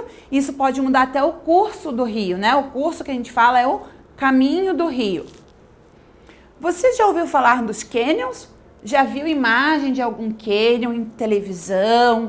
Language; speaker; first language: Portuguese; native; Portuguese